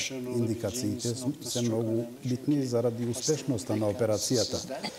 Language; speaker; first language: Macedonian; non-native, local second language; Turkish